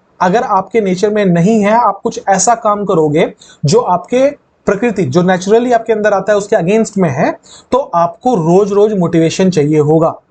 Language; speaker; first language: Hindi; native; Hindi